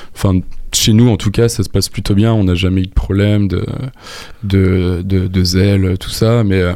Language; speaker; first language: French; native; French